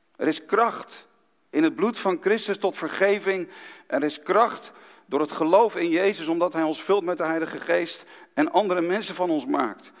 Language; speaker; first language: Dutch; native; Dutch